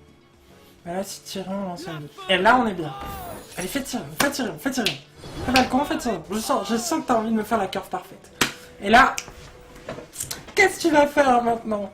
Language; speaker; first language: French; native; French